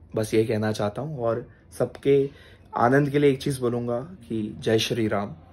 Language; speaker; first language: Hindi; non-native, local second language; Marathi